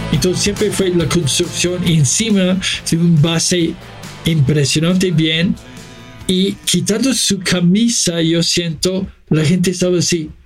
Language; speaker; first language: Spanish; non-native, fluent; English